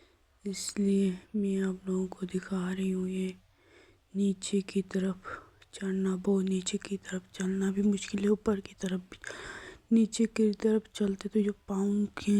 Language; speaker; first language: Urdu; non-native, local second language; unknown